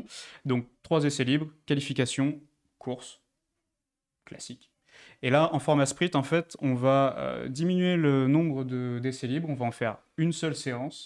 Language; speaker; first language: French; native; French